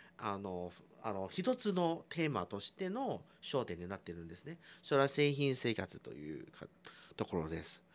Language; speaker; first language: Japanese; non-native, fluent; Chinese